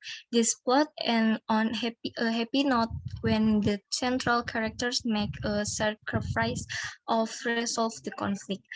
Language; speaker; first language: English; non-native, learner; Indonesian